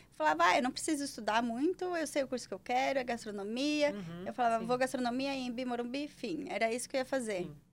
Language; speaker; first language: Portuguese; native; Portuguese